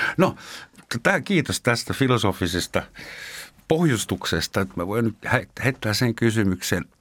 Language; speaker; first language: Finnish; non-native, fluent; German